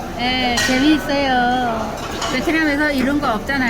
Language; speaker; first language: Korean; non-native, learner; Vietnamese